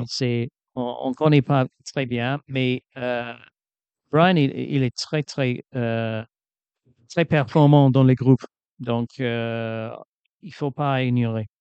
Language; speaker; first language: French; non-native, fluent; English